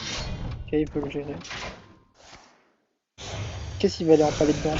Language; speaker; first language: French; native; French